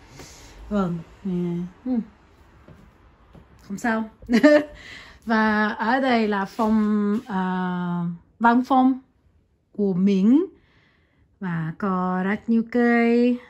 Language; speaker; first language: Vietnamese; non-native, learner; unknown